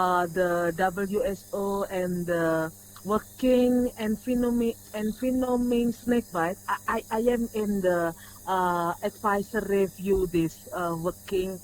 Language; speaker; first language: English; non-native, learner; Indonesian